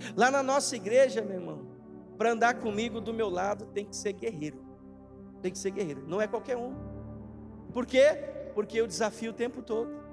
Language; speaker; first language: Portuguese; native; Portuguese